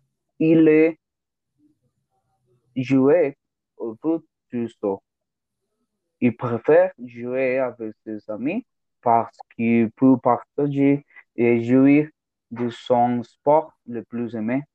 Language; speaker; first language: French; non-native, learner; Spanish